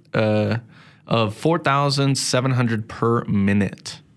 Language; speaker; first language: English; native; English